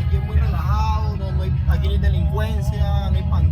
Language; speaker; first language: Spanish; native; Spanish